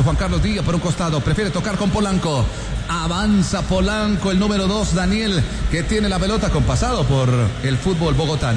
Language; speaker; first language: Spanish; native; Spanish